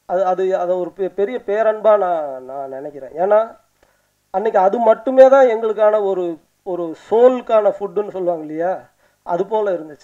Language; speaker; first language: Tamil; native; Tamil